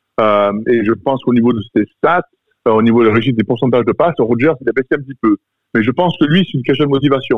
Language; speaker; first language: French; native; French